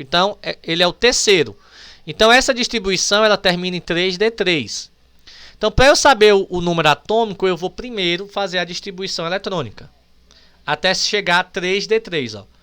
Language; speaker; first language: Portuguese; native; Portuguese